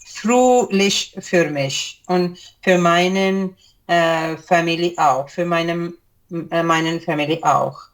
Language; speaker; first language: German; non-native, learner; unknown